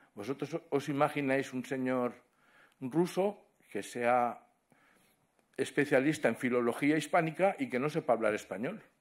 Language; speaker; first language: Spanish; non-native, local second language; Catalan